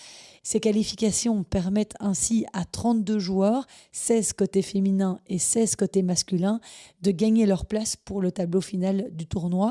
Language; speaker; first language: French; native; French